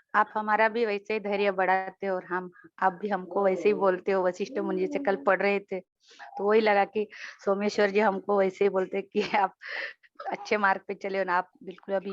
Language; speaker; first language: Hindi; non-native, local second language; Marathi